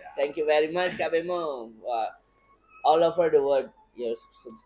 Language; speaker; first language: English; non-native, learner; Indonesian